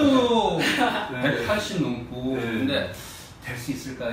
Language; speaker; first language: Korean; native; Korean